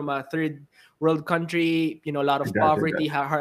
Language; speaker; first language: English; non-native, local second language; Filipino